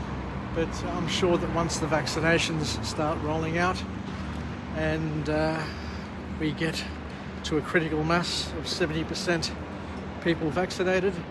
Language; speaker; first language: English; native; English